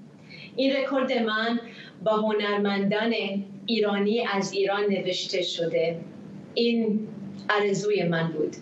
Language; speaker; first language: Persian; early bilingual, heritage; Hebrew